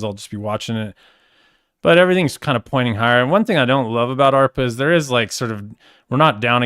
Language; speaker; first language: English; native; English